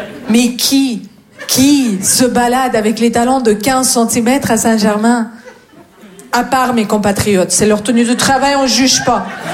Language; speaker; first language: French; non-native, fluent; Russian